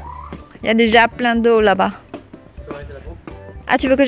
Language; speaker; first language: French; non-native, fluent; Vietnamese